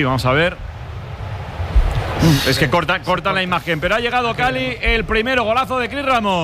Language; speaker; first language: Spanish; native; Spanish